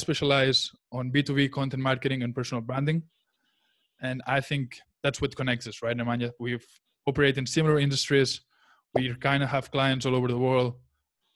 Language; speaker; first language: English; non-native, fluent; Spanish